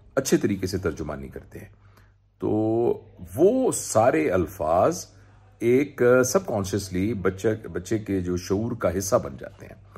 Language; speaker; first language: Urdu; non-native, local second language; Punjabi